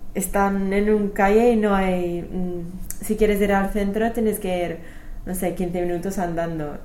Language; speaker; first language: Spanish; non-native, fluent; English